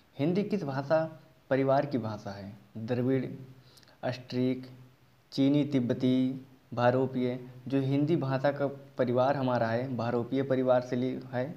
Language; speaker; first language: Hindi; native; Hindi